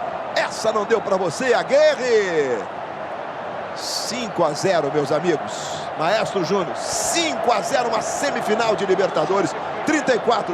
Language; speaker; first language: Portuguese; native; Portuguese